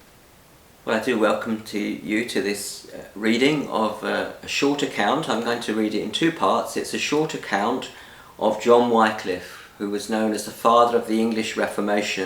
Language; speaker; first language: English; native; English